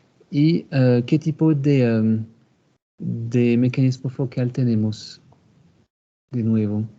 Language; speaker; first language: Spanish; non-native, fluent; French